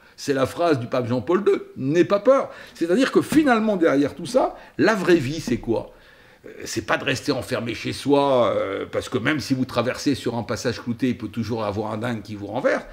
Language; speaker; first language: French; native; French